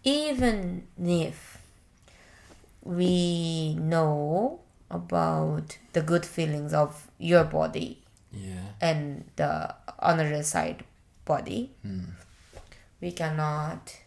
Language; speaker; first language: English; non-native, learner; Japanese